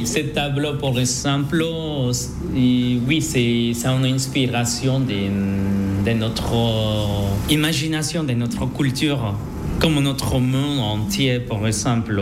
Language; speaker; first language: French; non-native, learner; Spanish